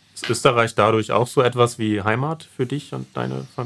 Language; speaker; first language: German; native; German